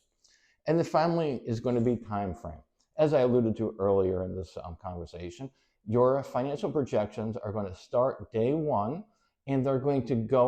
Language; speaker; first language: English; native; English